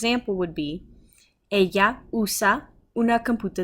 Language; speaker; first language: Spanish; non-native, fluent; English